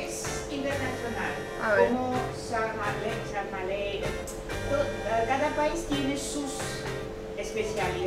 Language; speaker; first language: Spanish; non-native, learner; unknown